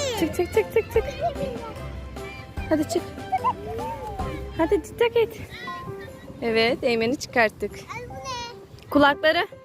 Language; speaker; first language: Turkish; native; Turkish